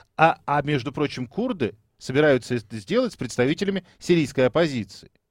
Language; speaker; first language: Russian; native; Russian